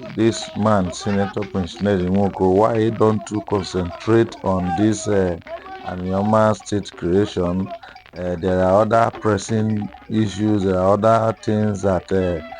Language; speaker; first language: Nigerian Pidgin; non-native, local second language; Igbo